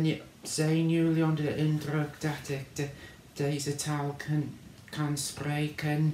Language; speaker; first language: Dutch; non-native, learner; English